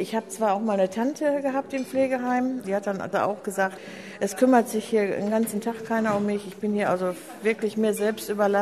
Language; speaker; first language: German; native; German